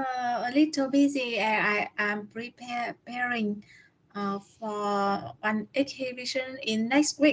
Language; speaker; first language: English; non-native, learner; Vietnamese